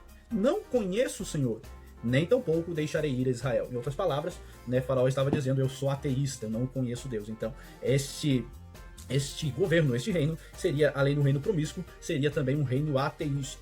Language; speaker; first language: Portuguese; native; Portuguese